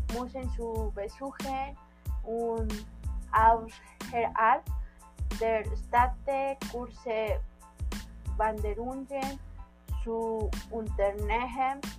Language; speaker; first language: German; non-native, learner; Spanish